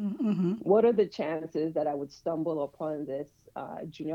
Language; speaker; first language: English; non-native, local second language; Yoruba